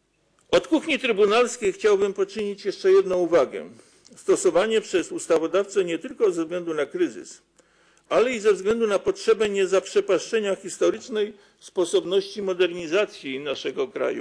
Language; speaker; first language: Polish; native; Polish